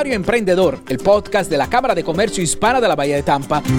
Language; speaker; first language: Spanish; native; Spanish